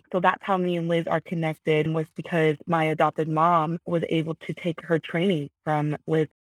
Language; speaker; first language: English; early bilingual, other home language; Vietnamese